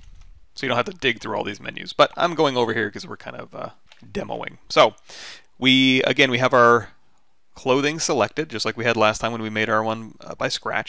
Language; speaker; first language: English; native; English